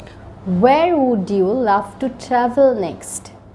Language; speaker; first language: English; non-native, local second language; Bangla